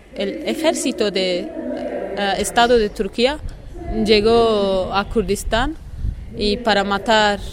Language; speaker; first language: Spanish; non-native, learner; Kurdish